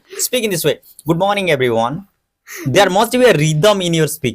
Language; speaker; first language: English; non-native, local second language; Odia